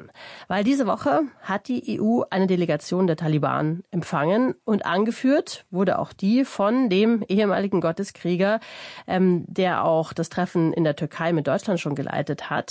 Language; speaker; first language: German; native; German